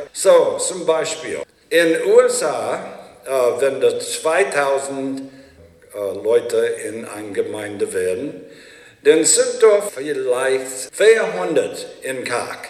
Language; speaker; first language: German; early bilingual, heritage; Low German